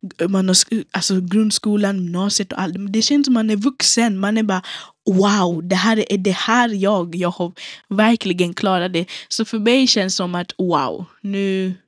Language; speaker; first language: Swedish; non-native, local second language; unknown